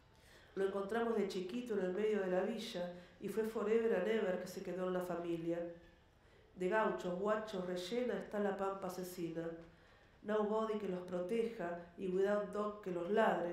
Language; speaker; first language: Spanish; native; Spanish